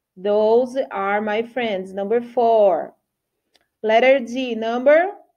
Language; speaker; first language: English; non-native, fluent; Portuguese